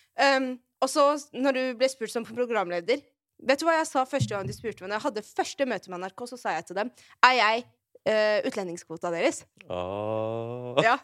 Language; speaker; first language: Norwegian; early bilingual, other home language; Arabic